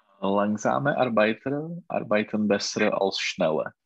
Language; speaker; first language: German; non-native, learner; Czech